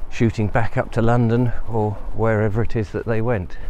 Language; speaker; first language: English; native; English